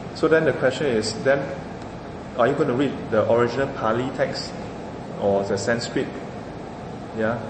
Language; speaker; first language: English; non-native, local second language; Chinese